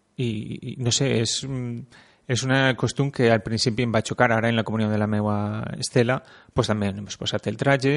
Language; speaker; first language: Catalan; non-native, local second language; Spanish